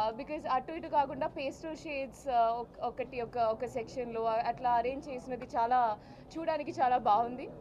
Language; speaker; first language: Telugu; non-native, fluent; Malayalam